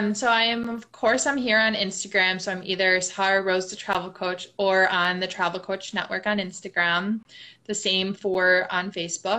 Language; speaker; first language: English; native; English